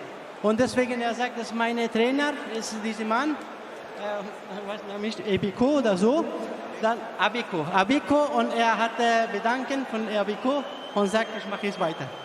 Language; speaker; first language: German; non-native, learner; Persian